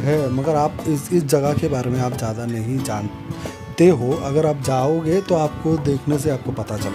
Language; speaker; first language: Hindi; native; Hindi